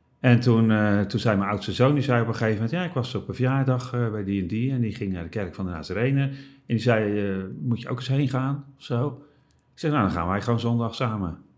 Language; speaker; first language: Dutch; native; Dutch